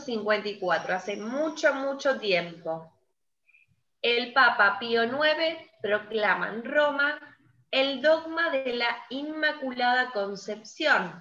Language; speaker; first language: Spanish; native; Spanish